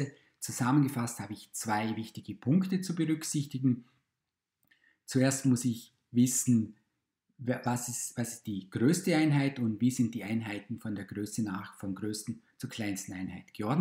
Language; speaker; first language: German; native; German